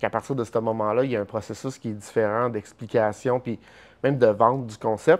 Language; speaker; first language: French; native; French